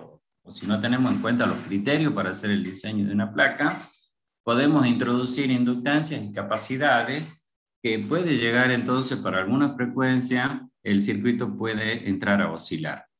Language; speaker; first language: Spanish; native; Spanish